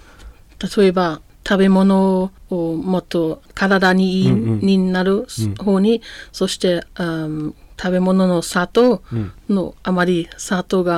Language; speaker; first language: Japanese; non-native, learner; German